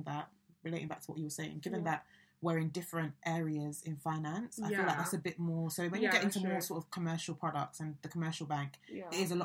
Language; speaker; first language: English; native; English